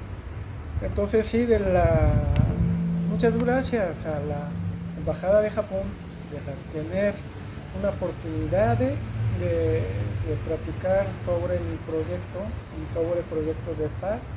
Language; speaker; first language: Spanish; non-native, learner; Japanese